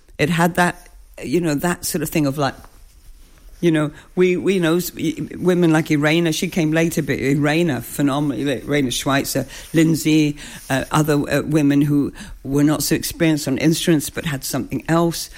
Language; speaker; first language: English; native; English